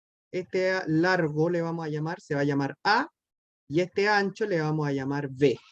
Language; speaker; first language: Spanish; native; Spanish